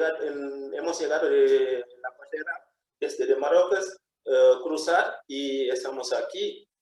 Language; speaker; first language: Spanish; non-native, fluent; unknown